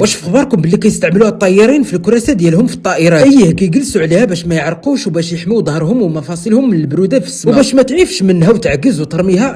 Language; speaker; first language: Arabic; native; Arabic